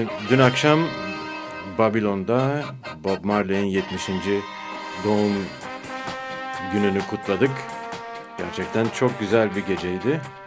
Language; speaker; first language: Turkish; native; Turkish